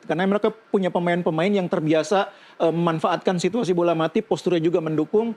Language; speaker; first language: Indonesian; native; Indonesian